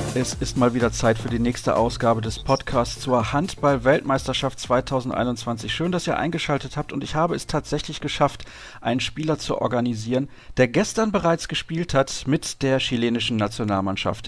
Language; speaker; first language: German; native; German